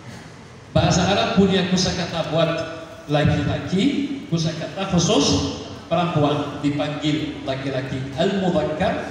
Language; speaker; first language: Indonesian; non-native, learner; Arabic